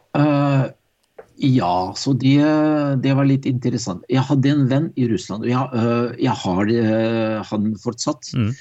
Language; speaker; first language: Norwegian; non-native, fluent; Russian